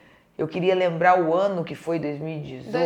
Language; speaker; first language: Portuguese; native; Portuguese